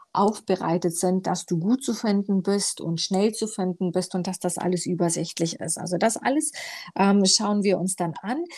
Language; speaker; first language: German; early bilingual, other home language; Romanian